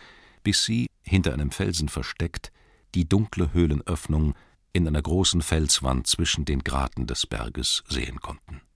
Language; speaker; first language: German; native; German